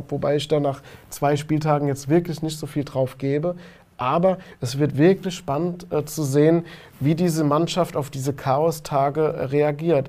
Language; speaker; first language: German; native; German